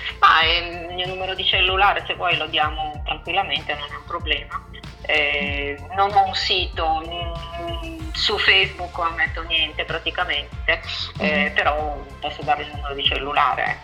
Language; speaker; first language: Italian; native; Italian